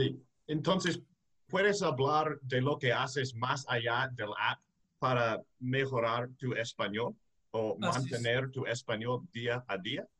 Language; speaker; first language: Spanish; non-native, learner; English